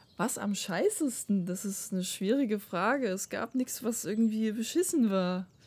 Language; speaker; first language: German; non-native, fluent; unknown